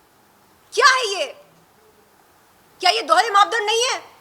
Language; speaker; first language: Hindi; native; Hindi